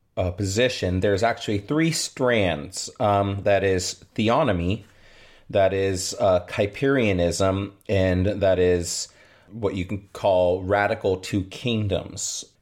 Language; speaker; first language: English; native; English